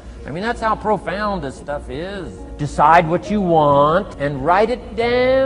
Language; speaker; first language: English; native; English